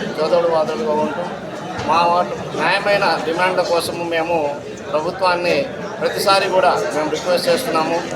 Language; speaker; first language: Telugu; non-native, local second language; Lambadi